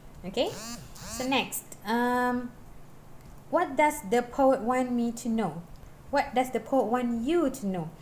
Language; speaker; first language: English; non-native, local second language; Malay